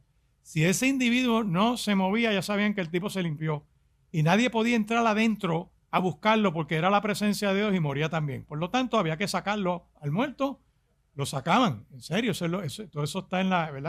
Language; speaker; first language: Spanish; native; Spanish